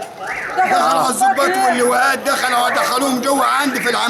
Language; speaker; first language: Arabic; native; Arabic